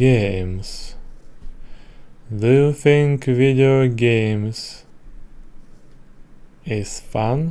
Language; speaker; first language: English; non-native, learner; Russian